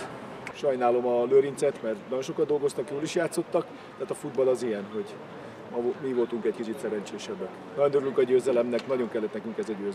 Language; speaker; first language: Hungarian; native; Hungarian